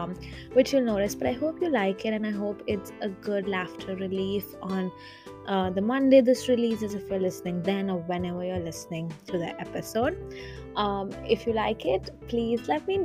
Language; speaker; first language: English; non-native, local second language; Hindi